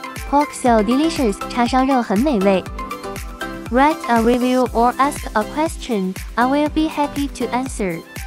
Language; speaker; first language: English; non-native, learner; Chinese